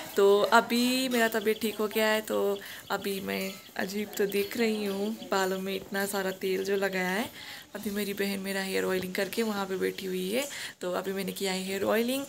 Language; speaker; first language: Hindi; non-native, local second language; Nepali